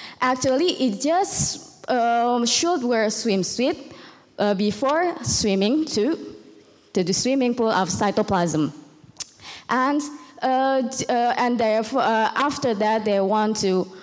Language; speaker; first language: English; non-native, learner; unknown